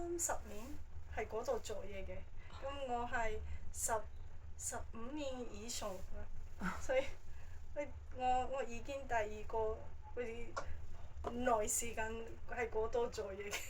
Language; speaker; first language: Cantonese; non-native, fluent; Japanese